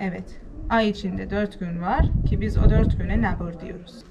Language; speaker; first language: Turkish; non-native, fluent; Persian